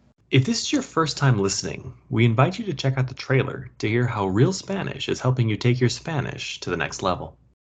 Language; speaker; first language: English; native; English